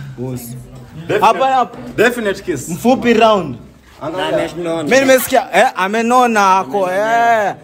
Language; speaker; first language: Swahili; native; Swahili